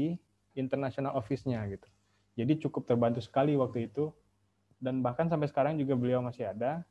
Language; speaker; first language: Indonesian; native; Indonesian